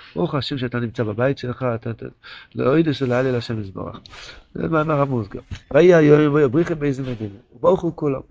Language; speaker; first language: Hebrew; non-native, local second language; Yiddish